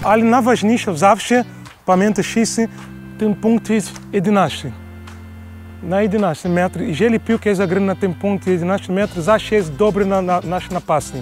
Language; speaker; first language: Polish; non-native, learner; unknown